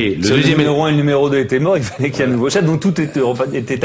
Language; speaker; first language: French; native; French